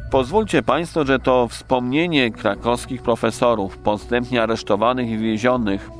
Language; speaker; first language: Polish; native; Polish